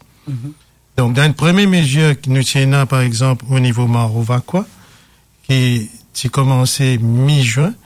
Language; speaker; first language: French; non-native, local second language; Morisyen